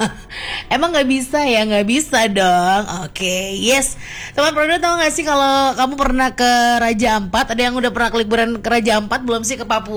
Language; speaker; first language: Indonesian; native; Indonesian